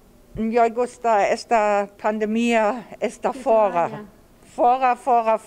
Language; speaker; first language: Spanish; non-native, learner; German